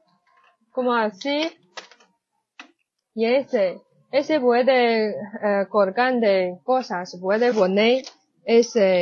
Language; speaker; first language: Spanish; non-native, learner; Chinese